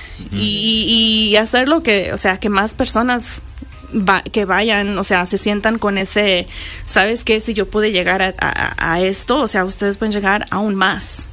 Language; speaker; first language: Spanish; early bilingual, heritage; Spanish